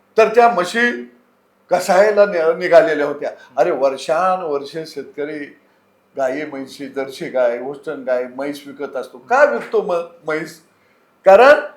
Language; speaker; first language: Marathi; native; Marathi